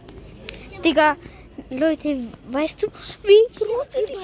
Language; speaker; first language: German; early bilingual, other home language; Croatian